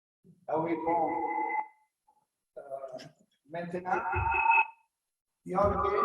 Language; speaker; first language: French; non-native, learner; Italian